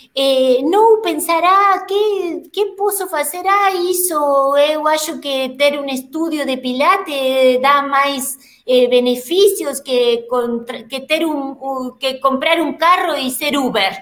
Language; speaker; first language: Portuguese; non-native, learner; Spanish